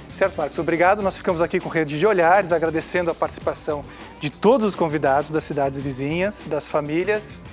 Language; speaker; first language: Portuguese; native; Portuguese